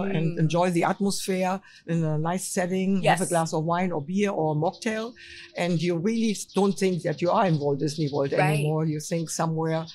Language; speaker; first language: English; non-native, fluent; German